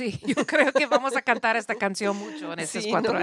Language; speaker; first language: Spanish; non-native, learner; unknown